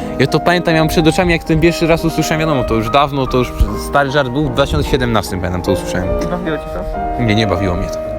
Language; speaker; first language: Polish; native; Polish